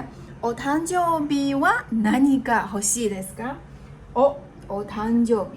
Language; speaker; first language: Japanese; non-native, fluent; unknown